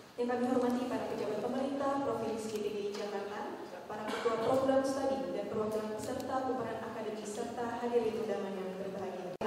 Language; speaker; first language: Indonesian; native; Indonesian